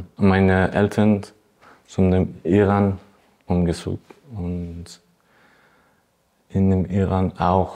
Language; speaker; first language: German; non-native, learner; Persian